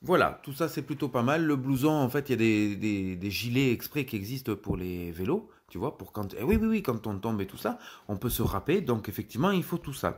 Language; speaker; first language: French; native; French